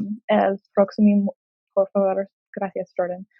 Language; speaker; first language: Spanish; non-native, learner; English